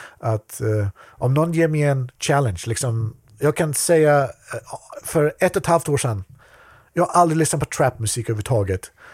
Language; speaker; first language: Swedish; native; Swedish